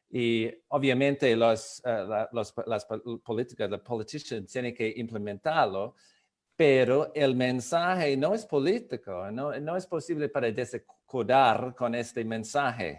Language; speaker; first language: Spanish; non-native, fluent; English